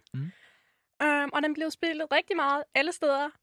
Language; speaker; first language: Danish; non-native, fluent; German